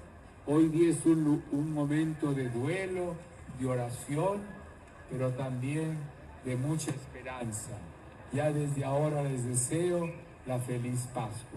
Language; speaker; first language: Spanish; native; Spanish